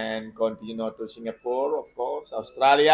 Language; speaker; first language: English; non-native, learner; Indonesian